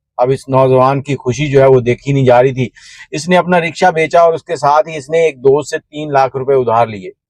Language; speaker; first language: Urdu; non-native, local second language; Punjabi